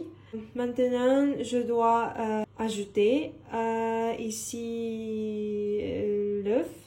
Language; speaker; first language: French; non-native, learner; Russian